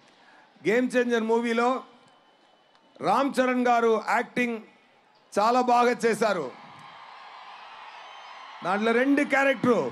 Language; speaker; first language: Telugu; non-native, fluent; Tamil